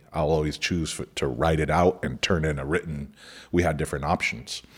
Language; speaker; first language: English; early bilingual, other home language; Spanish